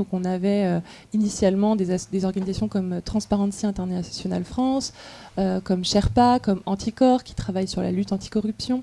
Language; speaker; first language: French; native; French